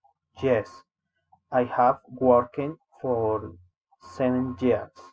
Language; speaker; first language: English; non-native, learner; Spanish